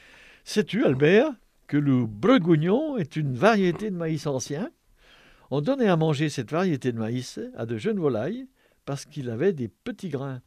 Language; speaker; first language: French; native; French